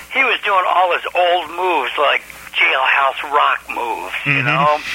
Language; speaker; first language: English; native; English